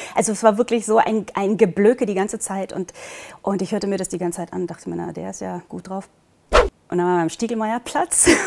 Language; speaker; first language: German; early bilingual, heritage; German